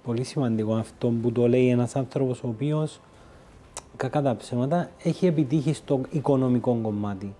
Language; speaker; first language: Greek; native; Greek